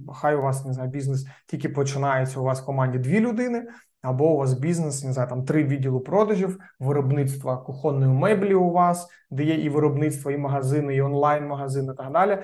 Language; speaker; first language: Ukrainian; non-native, local second language; Russian